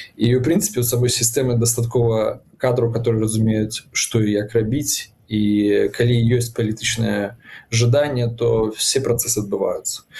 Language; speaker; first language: Belarusian; non-native, local second language; Russian